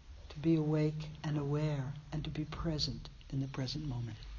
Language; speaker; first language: English; native; English